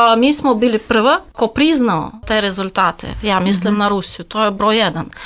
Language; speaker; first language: Serbian; non-native, fluent; Russian